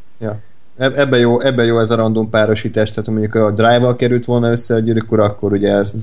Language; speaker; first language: Hungarian; native; Hungarian